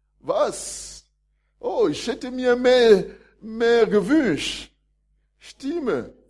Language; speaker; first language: German; non-native, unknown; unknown